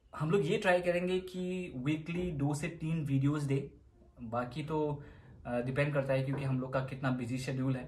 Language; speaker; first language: Hindi; non-native, local second language; Assamese